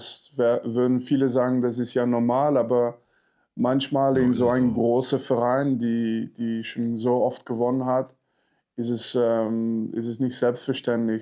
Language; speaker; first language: German; non-native, fluent; French